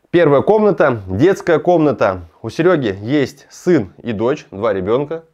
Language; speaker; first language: Russian; native; Russian